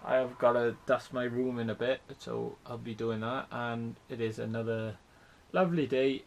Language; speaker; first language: English; native; English